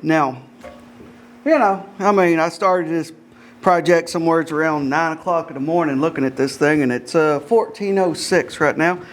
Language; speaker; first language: English; native; English